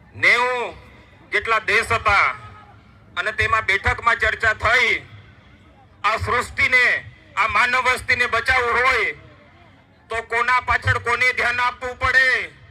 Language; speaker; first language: Gujarati; non-native, local second language; Vasavi